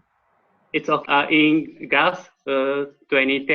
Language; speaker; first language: English; non-native, learner; Japanese